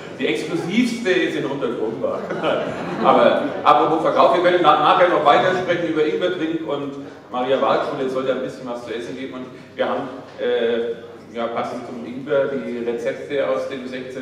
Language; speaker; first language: German; native; German